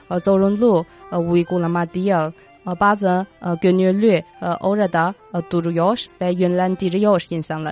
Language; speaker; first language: Turkish; non-native, fluent; Chinese